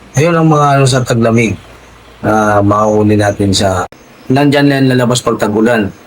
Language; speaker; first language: Filipino; non-native, local second language; Cebuano